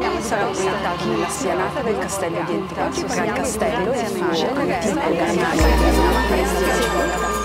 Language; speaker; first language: Italian; native; Italian